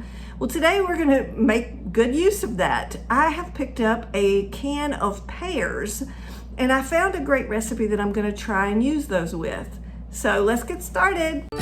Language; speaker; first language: English; native; English